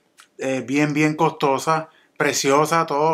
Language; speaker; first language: Spanish; native; Spanish